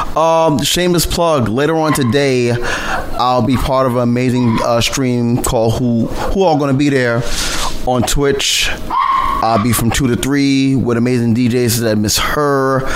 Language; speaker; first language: English; native; English